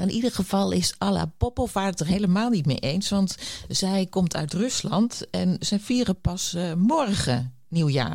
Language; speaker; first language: Dutch; native; Dutch